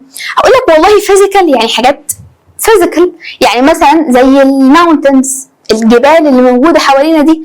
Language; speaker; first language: Arabic; native; Arabic